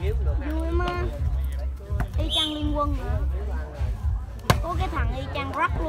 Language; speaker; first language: Vietnamese; native; Vietnamese